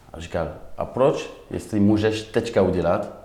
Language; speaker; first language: Czech; non-native, learner; French